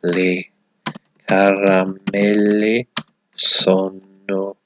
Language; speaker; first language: Italian; non-native, learner; English